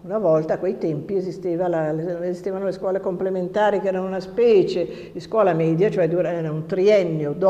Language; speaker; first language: Italian; native; Italian